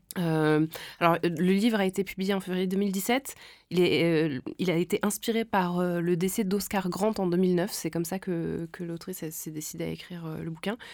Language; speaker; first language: French; native; French